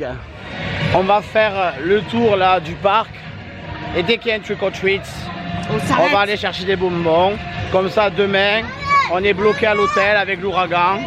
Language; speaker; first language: French; native; French